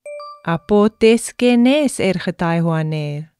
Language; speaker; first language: Greek; non-native, learner; English